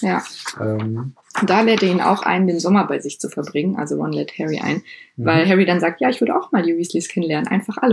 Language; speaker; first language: German; native; German